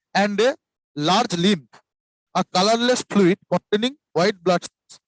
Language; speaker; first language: English; non-native, local second language; Bangla